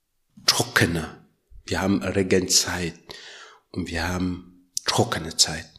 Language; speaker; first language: German; non-native, learner; French